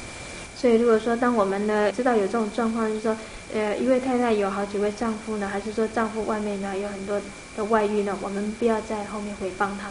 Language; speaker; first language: Chinese; native; Chinese